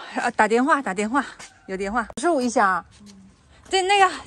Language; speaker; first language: Chinese; native; Chinese